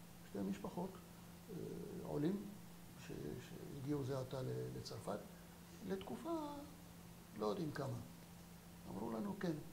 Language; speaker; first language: Hebrew; non-native, fluent; French